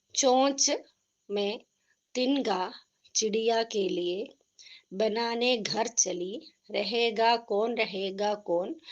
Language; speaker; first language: Hindi; non-native, local second language; Malayalam